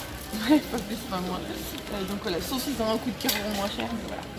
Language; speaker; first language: French; native; French